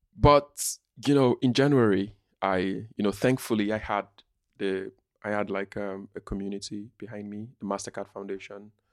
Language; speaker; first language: English; non-native, local second language; Igbo